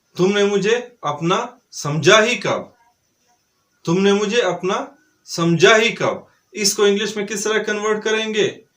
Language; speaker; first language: Urdu; non-native, local second language; Pashto